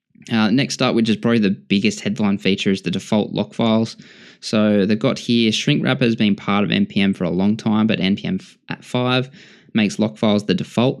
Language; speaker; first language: English; native; English